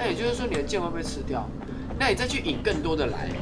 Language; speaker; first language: Chinese; native; Chinese